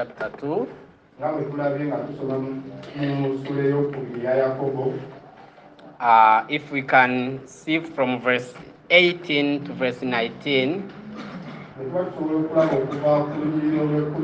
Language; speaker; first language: English; non-native, local second language; Kinyarwanda